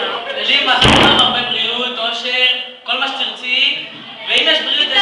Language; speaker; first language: Hebrew; native; Hebrew